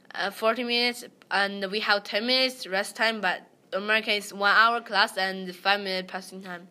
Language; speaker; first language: English; early bilingual, other home language; Chinese